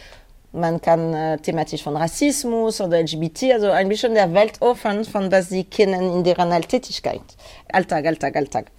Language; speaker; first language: German; non-native, learner; French